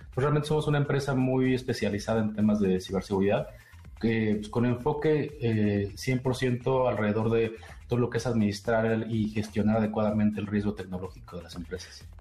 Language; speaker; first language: Spanish; native; Spanish